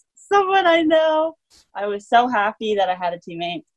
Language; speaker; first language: English; native; English